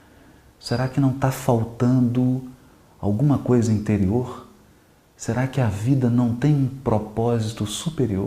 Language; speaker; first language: Portuguese; native; Portuguese